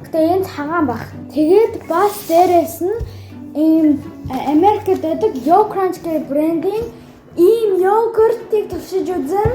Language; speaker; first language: Mongolian; early bilingual, heritage; Mongolian